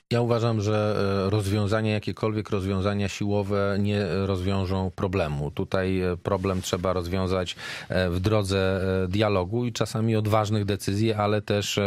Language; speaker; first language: Polish; native; Polish